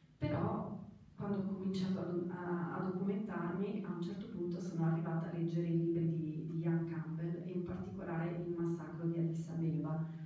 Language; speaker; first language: Italian; native; Italian